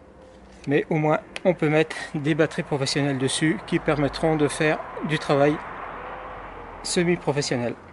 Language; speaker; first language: French; native; French